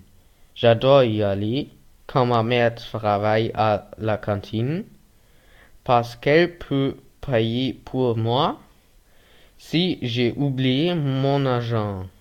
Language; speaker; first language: French; non-native, learner; German